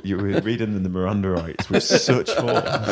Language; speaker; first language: English; native; English